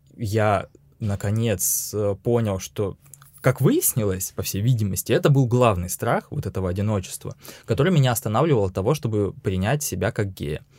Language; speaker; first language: Russian; native; Russian